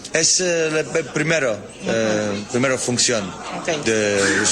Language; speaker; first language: Spanish; non-native, learner; English